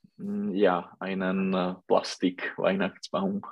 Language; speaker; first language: German; non-native, learner; Czech